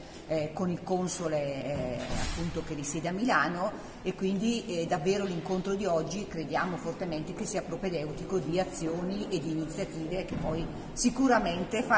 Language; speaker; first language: Italian; native; Italian